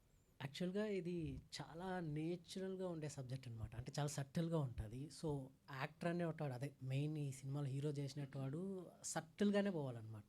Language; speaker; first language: Telugu; native; Telugu